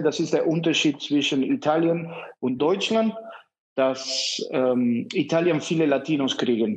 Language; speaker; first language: German; non-native, fluent; Spanish